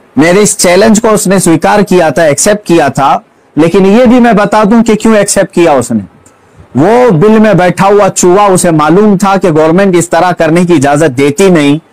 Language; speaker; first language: Hindi; native; Hindi